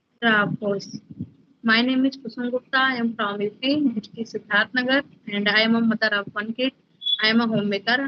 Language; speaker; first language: English; non-native, learner; Hindi